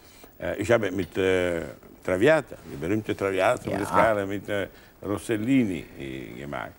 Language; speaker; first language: German; non-native, learner; Italian